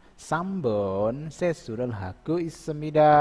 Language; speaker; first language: Korean; non-native, fluent; Indonesian